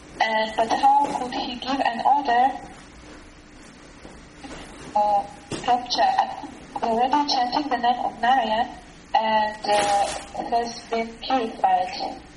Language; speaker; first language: English; non-native, learner; Russian